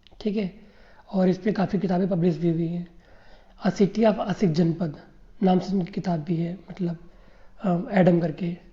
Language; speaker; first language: Hindi; native; Hindi